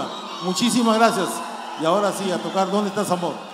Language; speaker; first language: Spanish; native; Spanish